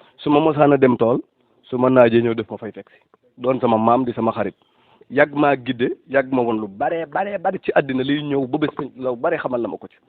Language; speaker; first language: Wolof; non-native, local second language; Serer